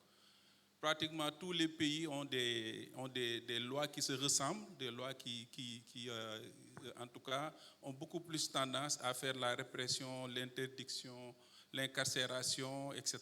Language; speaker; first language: French; non-native, local second language; Wolof